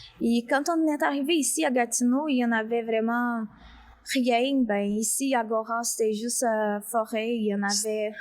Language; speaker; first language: French; non-native, fluent; Portuguese